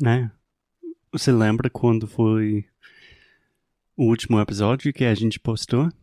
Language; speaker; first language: Portuguese; non-native, fluent; English